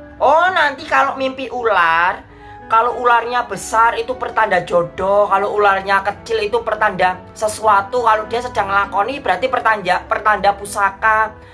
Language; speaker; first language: Indonesian; non-native, local second language; Javanese